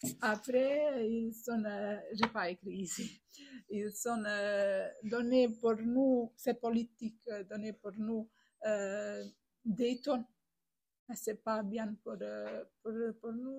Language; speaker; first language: French; non-native, learner; Bosnian